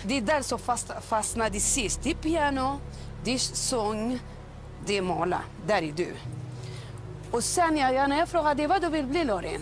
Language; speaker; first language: Swedish; non-native, fluent; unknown